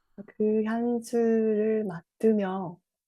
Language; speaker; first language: Korean; non-native, fluent; Japanese